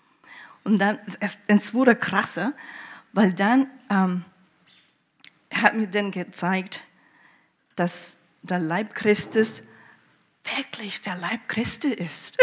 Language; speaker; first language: German; early bilingual, heritage; German